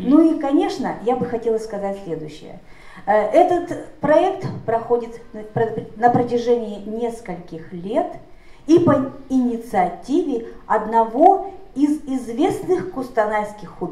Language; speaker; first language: Russian; native; Russian